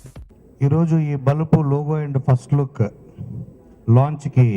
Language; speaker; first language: Telugu; native; Telugu